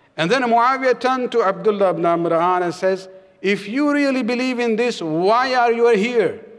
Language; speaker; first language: English; non-native, local second language; Urdu